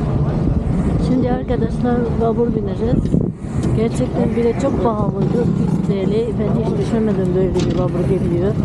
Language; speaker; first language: Turkish; non-native, learner; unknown